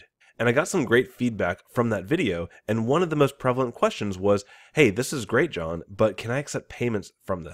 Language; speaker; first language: English; native; English